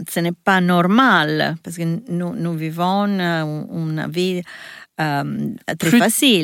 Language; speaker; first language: French; non-native, learner; Italian